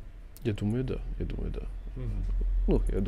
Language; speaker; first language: Russian; non-native, learner; Albanian